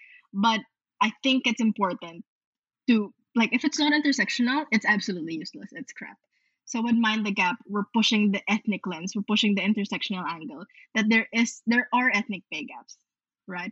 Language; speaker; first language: English; non-native, local second language; Filipino